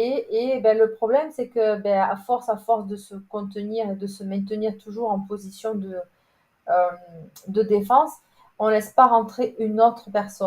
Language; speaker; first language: French; native; French